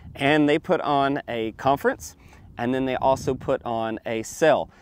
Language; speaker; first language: English; native; English